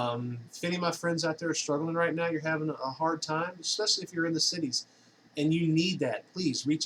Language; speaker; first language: English; native; English